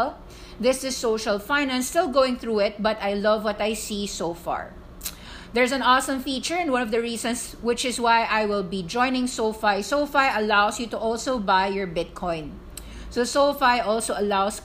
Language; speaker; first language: English; non-native, local second language; Filipino